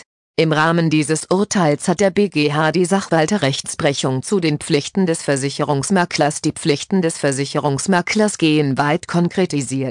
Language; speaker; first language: German; native; German